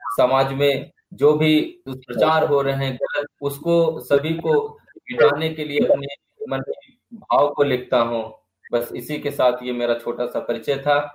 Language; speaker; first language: Hindi; native; Hindi